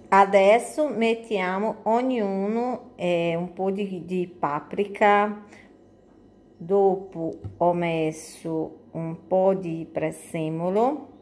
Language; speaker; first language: Italian; non-native, fluent; Portuguese